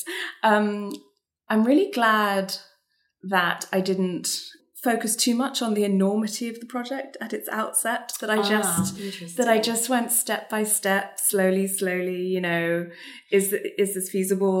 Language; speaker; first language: English; native; English